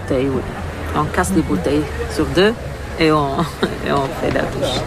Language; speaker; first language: French; non-native, learner; Arabic